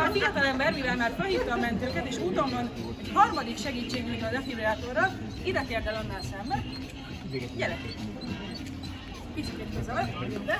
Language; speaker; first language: Hungarian; native; Hungarian